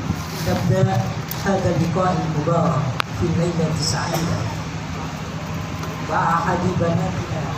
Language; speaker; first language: Arabic; non-native, fluent; Indonesian